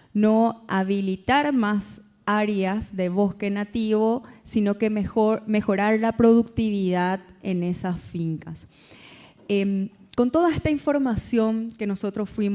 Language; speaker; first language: Spanish; native; Spanish